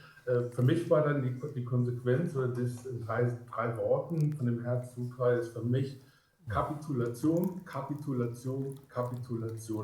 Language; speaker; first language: German; native; German